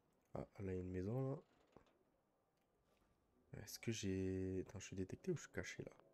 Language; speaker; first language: French; native; French